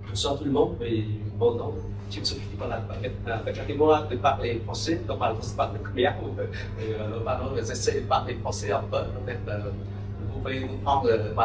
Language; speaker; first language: French; non-native, local second language; Khmer